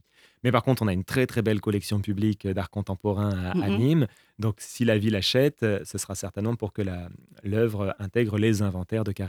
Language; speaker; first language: French; native; French